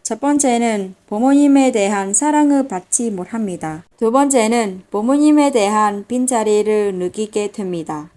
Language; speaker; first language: Korean; non-native, fluent; Vietnamese